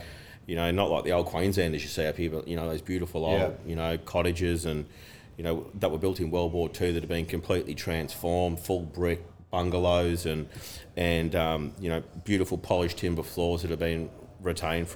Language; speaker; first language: English; native; English